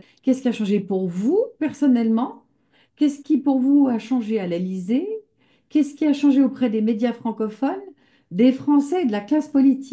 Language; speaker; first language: French; native; French